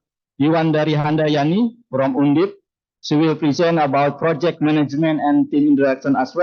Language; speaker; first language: English; non-native, fluent; Indonesian